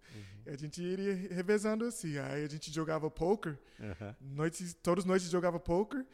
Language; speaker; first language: Portuguese; non-native, fluent; English